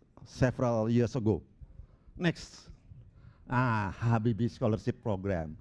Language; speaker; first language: English; non-native, local second language; Indonesian